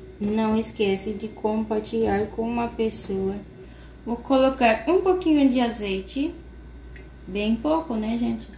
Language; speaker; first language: Portuguese; non-native, fluent; Haitian Creole